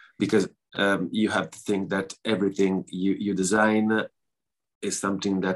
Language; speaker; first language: English; non-native, learner; Italian